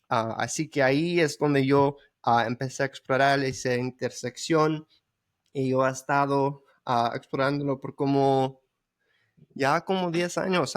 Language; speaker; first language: Spanish; early bilingual, heritage; Spanish